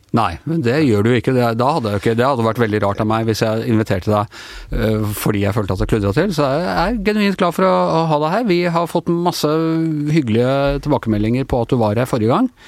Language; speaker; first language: Norwegian; native; Norwegian